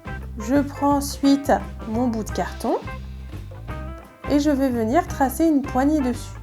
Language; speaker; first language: French; native; French